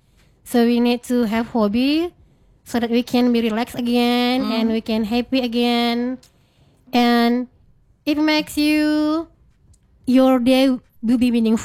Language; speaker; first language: English; non-native, fluent; Indonesian